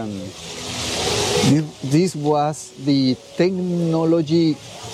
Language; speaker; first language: English; non-native, fluent; Spanish